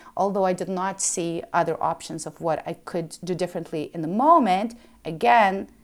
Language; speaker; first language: English; early bilingual, other home language; Ukrainian